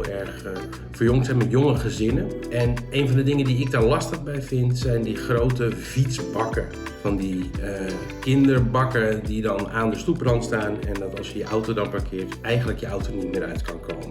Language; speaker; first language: Dutch; native; Dutch